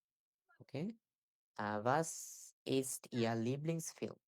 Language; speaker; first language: German; non-native, learner; Bangla